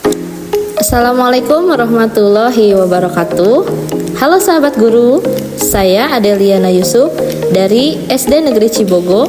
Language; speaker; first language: Indonesian; native; Indonesian